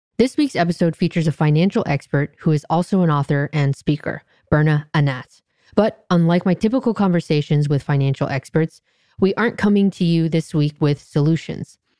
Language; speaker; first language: English; native; English